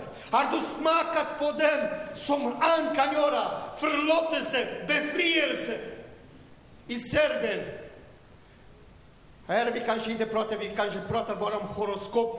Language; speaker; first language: Swedish; non-native, learner; Romanian